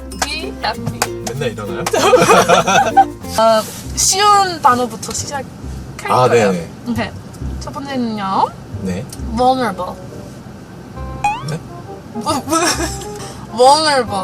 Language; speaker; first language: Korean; non-native, fluent; English